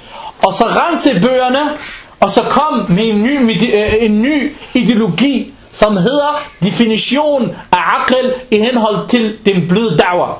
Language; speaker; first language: Danish; non-native, local second language; Arabic